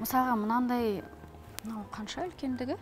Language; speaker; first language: Kazakh; native; Kazakh